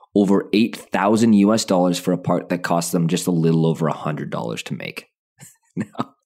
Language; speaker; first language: English; native; English